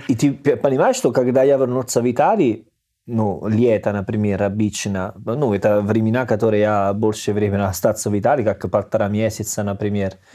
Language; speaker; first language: Russian; non-native, fluent; Italian